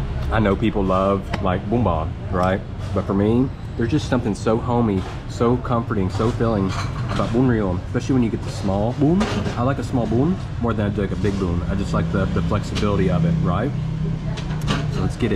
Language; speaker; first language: English; native; English